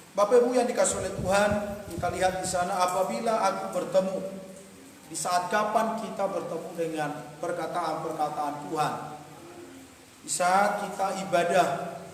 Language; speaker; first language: Indonesian; non-native, local second language; Batak Toba